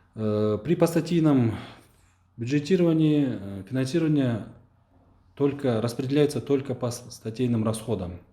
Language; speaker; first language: Russian; non-native, local second language; Kyrgyz